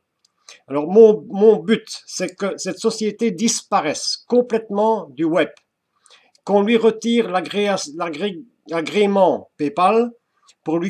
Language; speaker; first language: French; native; French